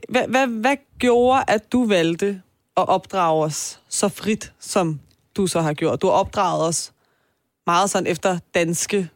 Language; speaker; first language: Danish; early bilingual, other home language; Persian